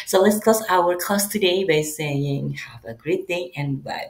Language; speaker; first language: English; non-native, fluent; Indonesian